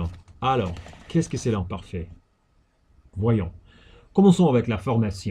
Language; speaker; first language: French; non-native, fluent; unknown